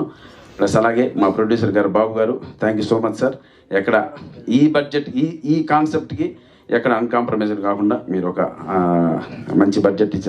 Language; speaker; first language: Telugu; native; Telugu